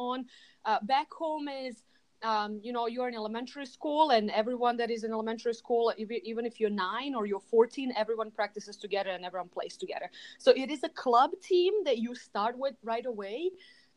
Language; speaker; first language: English; non-native, fluent; Serbian